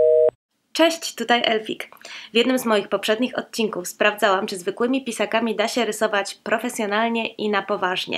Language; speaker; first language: Polish; native; Polish